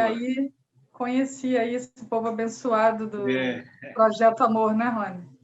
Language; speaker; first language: Portuguese; native; Portuguese